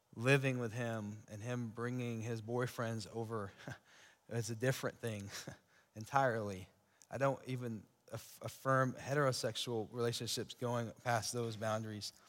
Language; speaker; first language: English; native; English